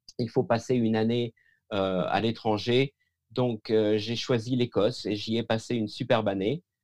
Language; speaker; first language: French; native; French